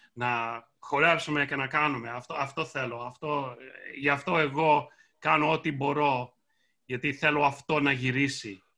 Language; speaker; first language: Greek; early bilingual, heritage; Greek